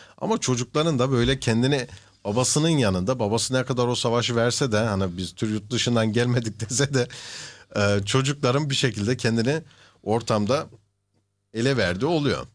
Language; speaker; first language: Turkish; native; Turkish